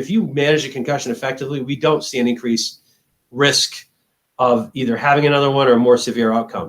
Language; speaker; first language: English; native; English